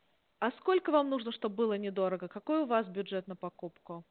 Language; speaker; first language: Russian; native; Russian